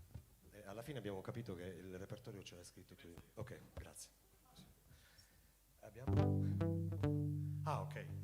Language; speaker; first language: Italian; native; Italian